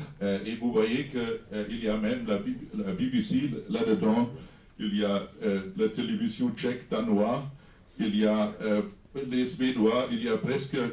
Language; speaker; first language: French; non-native, fluent; German